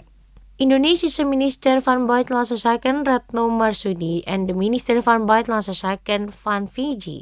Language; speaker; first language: Dutch; non-native, fluent; Indonesian